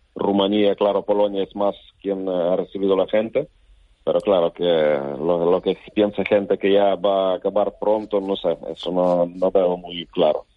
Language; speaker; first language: Spanish; non-native, fluent; Ukrainian